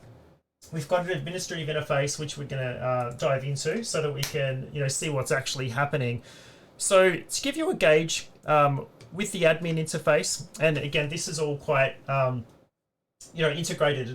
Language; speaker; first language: English; native; English